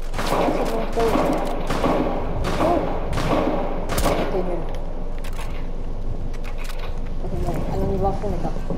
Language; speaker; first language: French; native; French